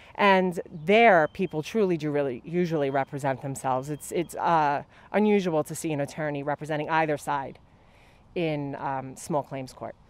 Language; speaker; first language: English; native; English